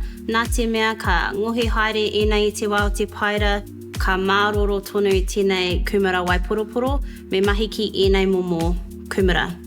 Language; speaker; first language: Māori; non-native, local second language; English